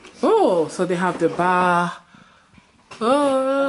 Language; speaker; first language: English; non-native, fluent; French